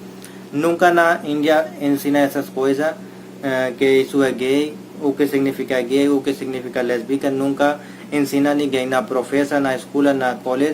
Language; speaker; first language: Portuguese; non-native, learner; Hindi